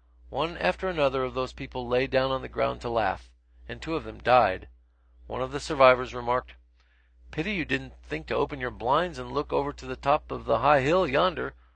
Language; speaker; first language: English; native; English